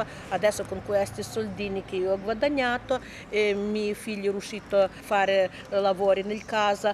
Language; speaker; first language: Italian; non-native, learner; Ukrainian